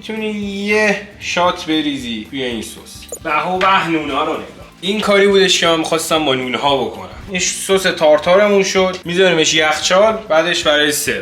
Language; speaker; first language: Persian; native; Persian